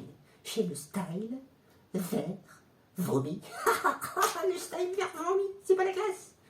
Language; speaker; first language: French; native; French